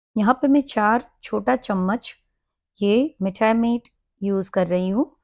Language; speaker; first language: Hindi; non-native, local second language; Gujarati